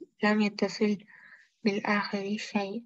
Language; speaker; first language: Arabic; non-native, learner; Uzbek